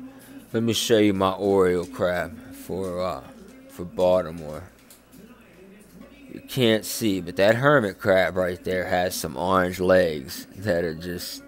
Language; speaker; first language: English; native; English